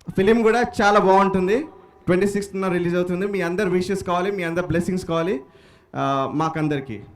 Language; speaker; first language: Telugu; native; Telugu